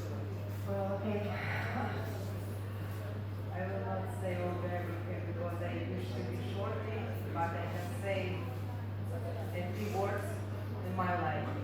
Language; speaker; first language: English; non-native, learner; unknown